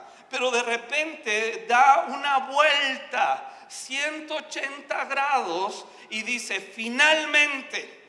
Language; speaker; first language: Spanish; native; Spanish